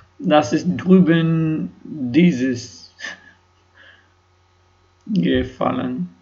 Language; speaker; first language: German; non-native, learner; Ukrainian